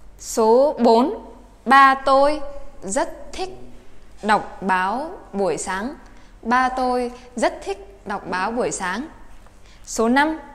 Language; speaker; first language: Vietnamese; native; Vietnamese